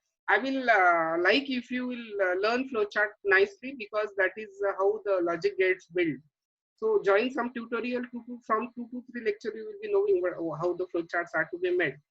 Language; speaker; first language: English; non-native, local second language; Marathi